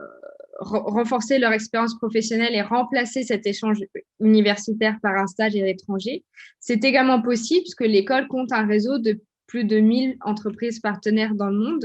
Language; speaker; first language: French; native; French